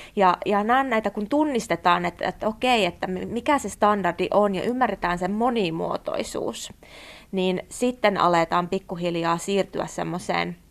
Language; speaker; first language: Finnish; native; Finnish